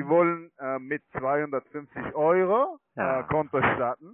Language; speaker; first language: German; non-native, learner; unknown